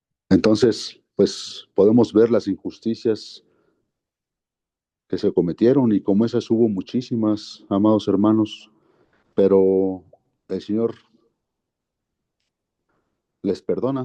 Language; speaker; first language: Spanish; native; Spanish